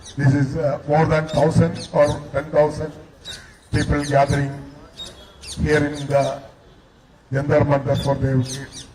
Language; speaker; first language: English; non-native, local second language; Malayalam